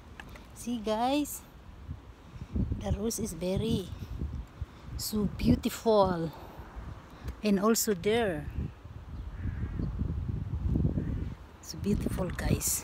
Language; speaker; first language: English; non-native, learner; Filipino